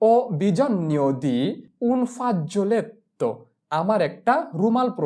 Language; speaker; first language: Italian; non-native, fluent; Bangla